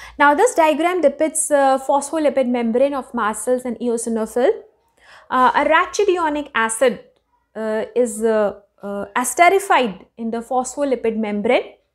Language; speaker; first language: English; non-native, local second language; Hindi